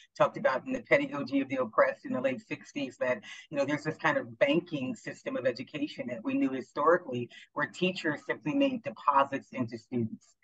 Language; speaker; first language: English; native; English